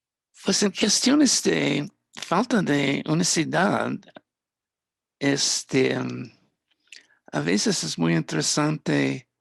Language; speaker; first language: Spanish; non-native, fluent; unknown